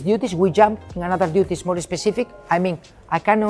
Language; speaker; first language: English; non-native, fluent; Spanish